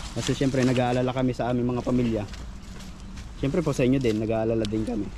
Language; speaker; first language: Filipino; native; Filipino